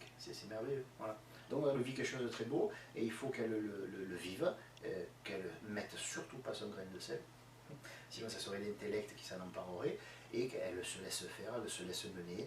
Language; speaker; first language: French; native; French